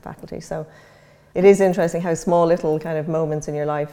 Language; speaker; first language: English; native; English